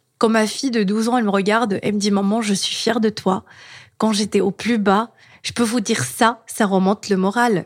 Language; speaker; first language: French; non-native, local second language; Arabic